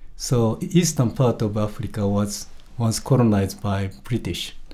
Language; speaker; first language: English; non-native, fluent; Japanese